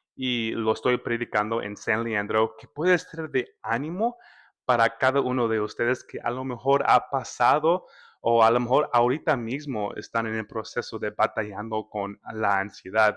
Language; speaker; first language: Spanish; early bilingual, heritage; Spanish